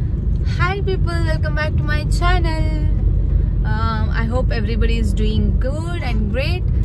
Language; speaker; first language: Telugu; non-native, local second language; Kannada